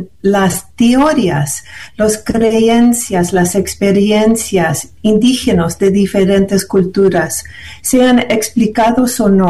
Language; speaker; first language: Spanish; early bilingual, heritage; Spanish